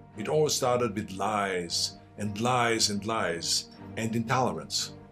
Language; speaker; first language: English; non-native, fluent; German